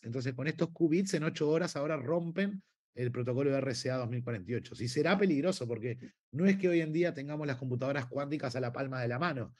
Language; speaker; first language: Spanish; native; Spanish